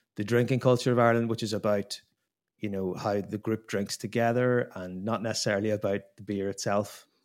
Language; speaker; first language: English; native; English